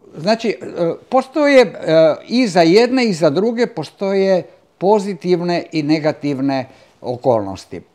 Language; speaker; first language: Croatian; non-native, local second language; Italian